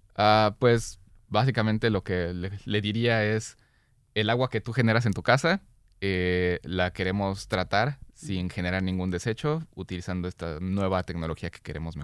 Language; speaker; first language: Spanish; native; Spanish